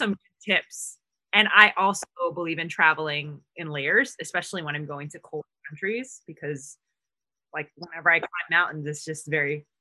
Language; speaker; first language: English; non-native, local second language; Filipino